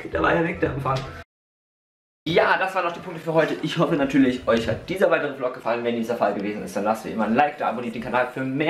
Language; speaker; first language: German; native; German